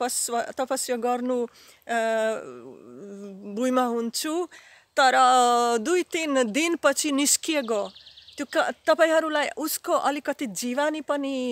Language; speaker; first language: Nepali; non-native, fluent; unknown